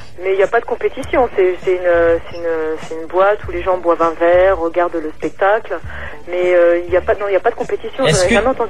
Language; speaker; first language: French; native; French